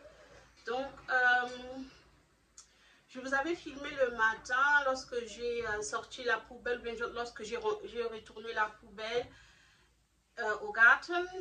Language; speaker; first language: French; non-native, local second language; Lingala